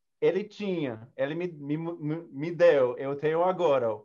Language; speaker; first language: Portuguese; non-native, learner; English